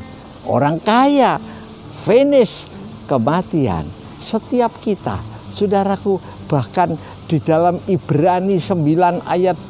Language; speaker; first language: Indonesian; native; Indonesian